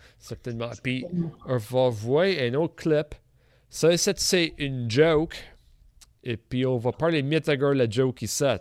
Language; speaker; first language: French; native; French